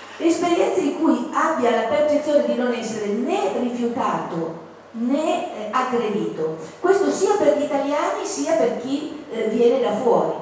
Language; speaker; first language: Italian; native; Italian